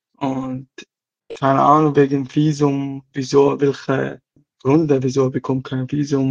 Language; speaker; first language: German; non-native, learner; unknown